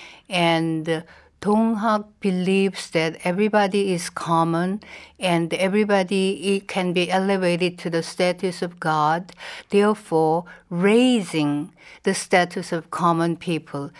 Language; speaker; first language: English; non-native, fluent; Korean